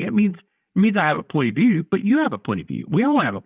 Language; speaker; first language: English; native; English